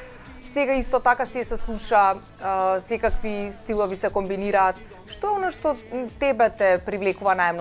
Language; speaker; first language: Macedonian; native; Macedonian